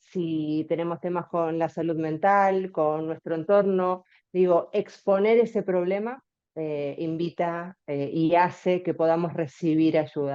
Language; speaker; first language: Spanish; native; Spanish